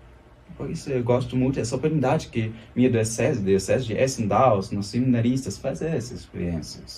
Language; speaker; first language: Portuguese; non-native, fluent; German